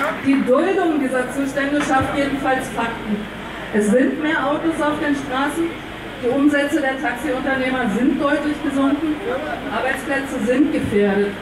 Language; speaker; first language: German; native; German